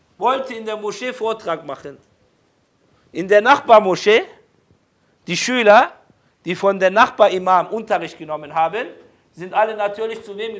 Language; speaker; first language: German; non-native, fluent; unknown